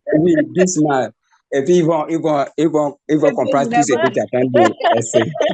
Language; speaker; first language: French; non-native, learner; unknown